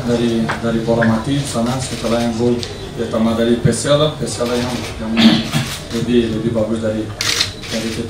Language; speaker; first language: Indonesian; non-native, learner; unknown